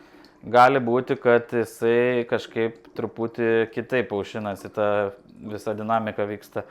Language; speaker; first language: Lithuanian; native; Lithuanian